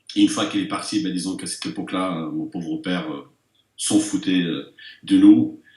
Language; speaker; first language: French; early bilingual, other home language; Arabic